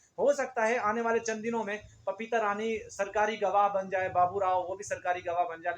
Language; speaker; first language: Urdu; non-native, local second language; Punjabi